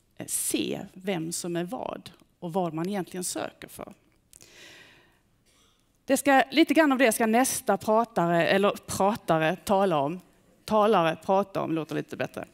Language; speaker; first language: Swedish; native; Swedish